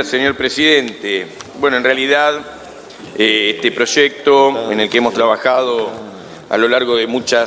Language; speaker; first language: Spanish; native; Spanish